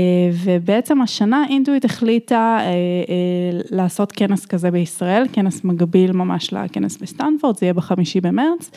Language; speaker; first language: Hebrew; native; Hebrew